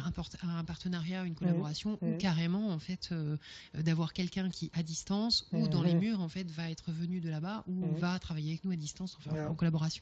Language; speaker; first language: French; native; French